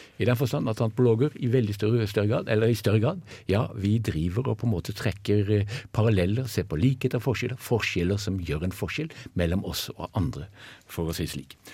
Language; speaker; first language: Norwegian; native; Norwegian